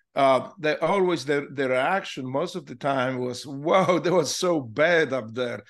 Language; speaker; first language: English; non-native, fluent; Polish